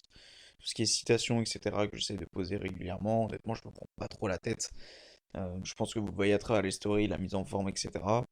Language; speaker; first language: French; native; French